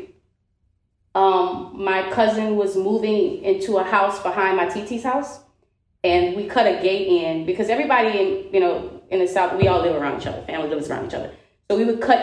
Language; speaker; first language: English; native; English